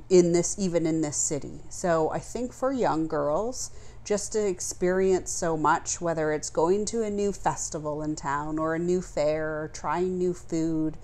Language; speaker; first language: English; native; English